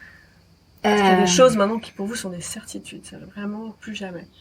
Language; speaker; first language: French; native; French